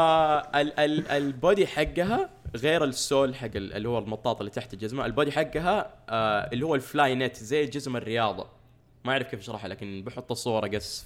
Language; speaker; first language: Arabic; native; Arabic